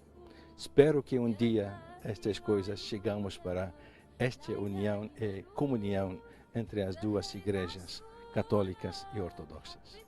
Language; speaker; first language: Portuguese; non-native, fluent; Arabic